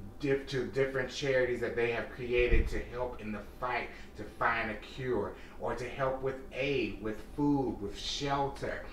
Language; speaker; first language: English; native; English